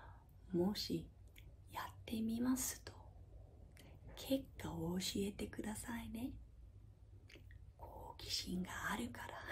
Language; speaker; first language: Japanese; non-native, fluent; English